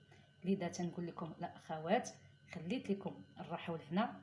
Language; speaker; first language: Arabic; native; Arabic